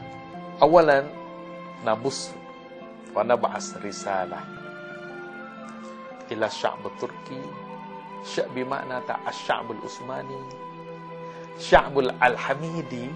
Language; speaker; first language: Arabic; non-native, learner; Malay